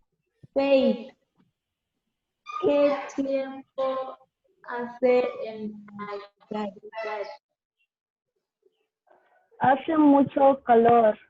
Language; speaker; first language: Spanish; non-native, learner; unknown